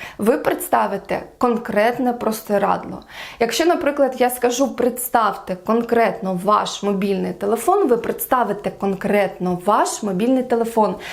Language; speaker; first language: Ukrainian; non-native, local second language; Russian